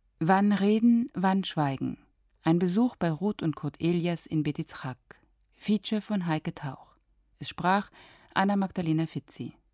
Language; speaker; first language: German; native; German